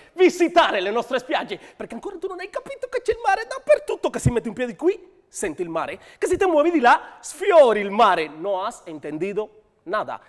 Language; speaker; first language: Italian; non-native, fluent; Spanish